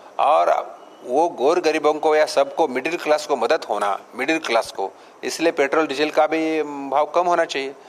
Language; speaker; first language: Hindi; non-native, local second language; Marathi